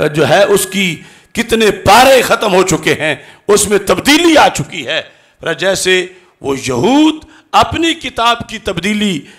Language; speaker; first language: Urdu; native; Urdu